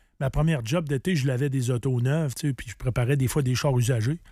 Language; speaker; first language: French; native; French